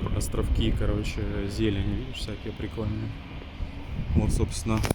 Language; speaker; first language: Ukrainian; non-native, local second language; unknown